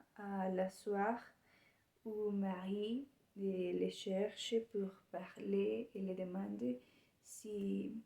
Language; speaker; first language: French; non-native, learner; Spanish